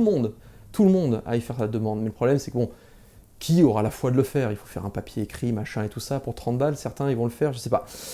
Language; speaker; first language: French; native; French